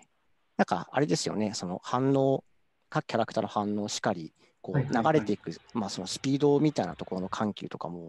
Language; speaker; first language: Japanese; native; Japanese